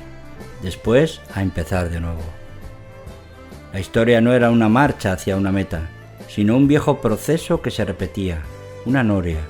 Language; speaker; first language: Spanish; native; Spanish